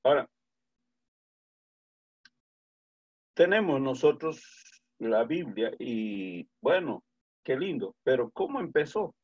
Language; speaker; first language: Spanish; native; Spanish